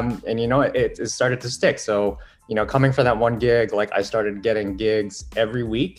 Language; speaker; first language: English; non-native, local second language; Filipino